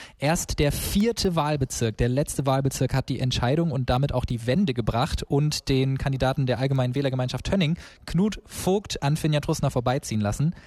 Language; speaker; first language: German; native; German